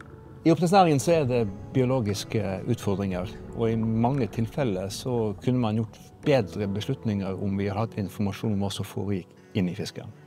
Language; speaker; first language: Norwegian; native; Norwegian